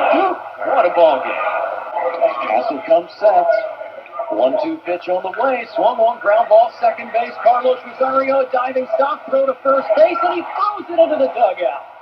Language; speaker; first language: English; native; English